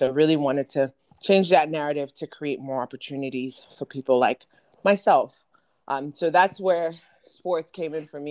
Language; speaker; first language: English; non-native, local second language; Akan